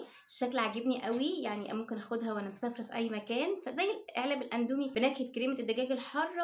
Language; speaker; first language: Arabic; native; Arabic